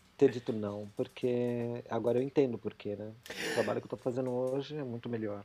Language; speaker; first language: Portuguese; native; Portuguese